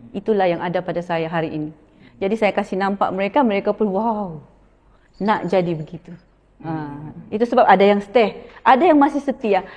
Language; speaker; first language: Malay; native; Malay